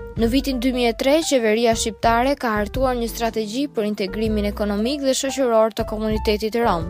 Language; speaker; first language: Albanian; native; Albanian